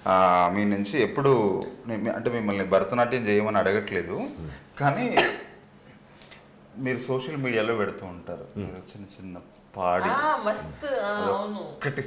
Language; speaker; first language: Telugu; native; Telugu